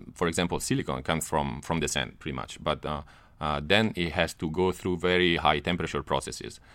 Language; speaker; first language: English; non-native, fluent; Italian